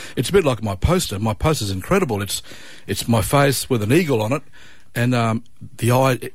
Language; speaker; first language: English; native; English